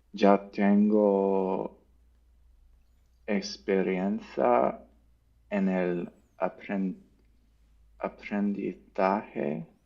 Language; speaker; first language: Spanish; non-native, learner; English